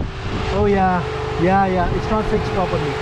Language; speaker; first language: English; non-native, fluent; Hindi